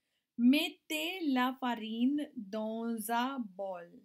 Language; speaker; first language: French; non-native, learner; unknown